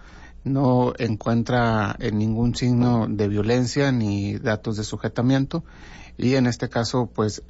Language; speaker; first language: Spanish; native; Spanish